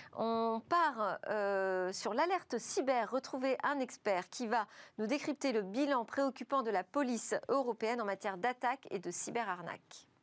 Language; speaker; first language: French; native; French